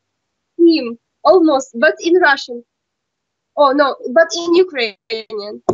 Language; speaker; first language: English; non-native, learner; Russian